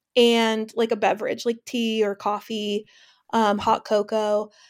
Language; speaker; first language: English; native; English